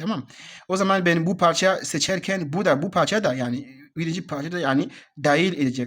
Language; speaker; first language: Turkish; non-native, learner; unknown